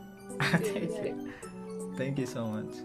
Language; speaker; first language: English; non-native, learner; Indonesian